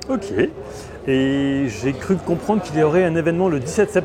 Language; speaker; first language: French; native; French